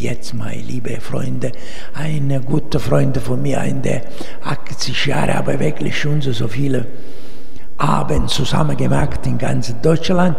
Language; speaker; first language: German; non-native, fluent; Italian